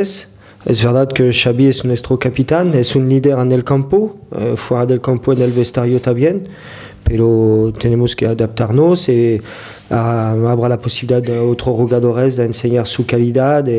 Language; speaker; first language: Spanish; non-native, fluent; French